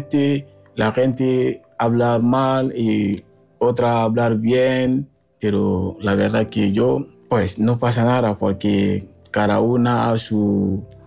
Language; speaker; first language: Spanish; non-native, learner; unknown